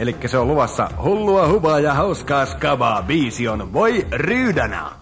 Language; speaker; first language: Finnish; native; Finnish